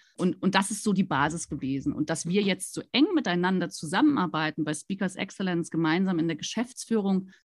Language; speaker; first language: German; native; German